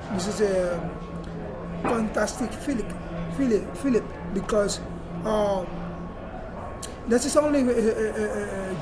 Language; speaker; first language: English; non-native, learner; Spanish